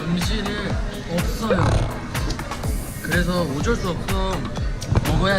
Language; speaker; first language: Korean; non-native, learner; Chinese